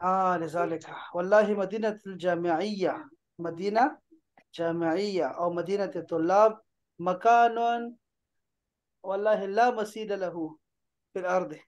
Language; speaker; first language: Arabic; non-native, fluent; Urdu